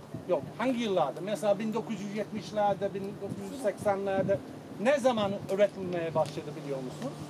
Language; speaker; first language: Turkish; non-native, fluent; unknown